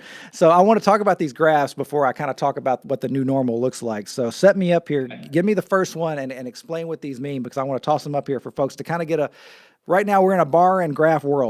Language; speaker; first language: English; native; English